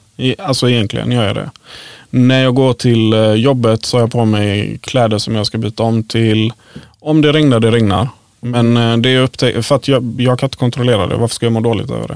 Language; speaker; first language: Swedish; early bilingual, other home language; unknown